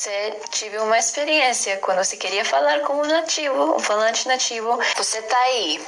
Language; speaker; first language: Portuguese; non-native, learner; Latvian